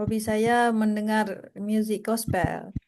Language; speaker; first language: Indonesian; non-native, learner; Malay